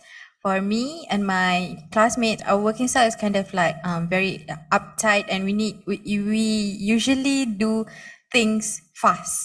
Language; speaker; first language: English; non-native, local second language; Malay